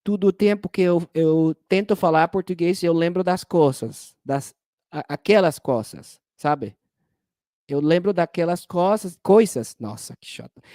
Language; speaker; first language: Portuguese; non-native, learner; Spanish